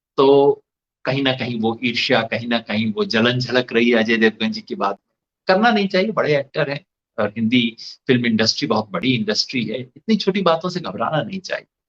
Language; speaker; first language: Hindi; native; Hindi